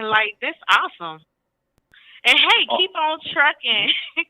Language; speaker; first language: English; native; English